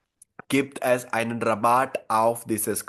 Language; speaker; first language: German; non-native, learner; Hindi